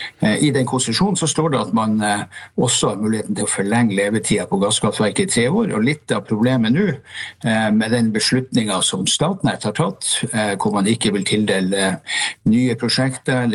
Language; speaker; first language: Norwegian; native; Norwegian